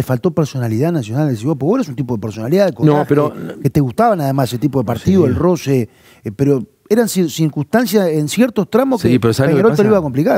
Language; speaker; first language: Spanish; native; Spanish